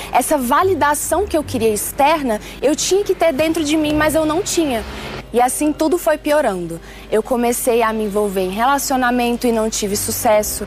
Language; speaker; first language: Portuguese; early bilingual, other home language; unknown